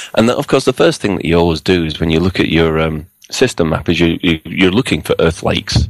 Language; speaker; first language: English; native; English